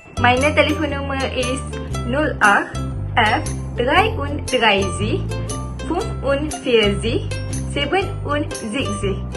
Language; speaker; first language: German; non-native, learner; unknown